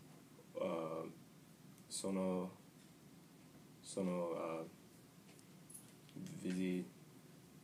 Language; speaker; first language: Italian; non-native, learner; English